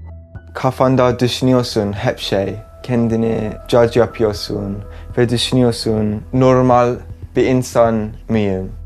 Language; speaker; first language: Turkish; early bilingual, heritage; English